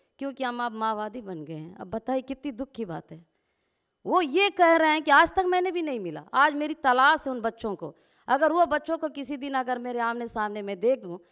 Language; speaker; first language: Hindi; non-native, local second language; Gondi